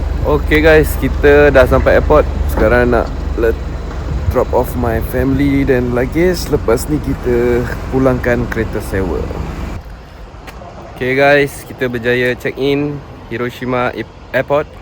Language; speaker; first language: Malay; native; Malay